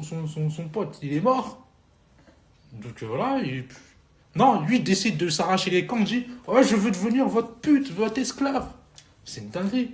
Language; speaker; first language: French; native; French